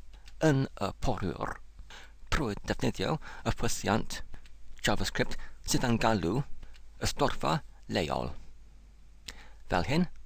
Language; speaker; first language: Welsh; non-native, learner; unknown